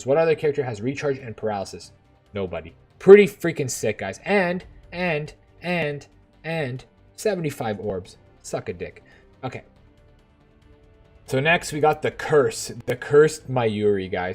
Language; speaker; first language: English; native; English